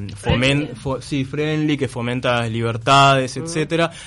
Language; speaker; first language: Spanish; native; Spanish